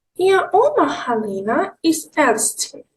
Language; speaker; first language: German; non-native, fluent; Ukrainian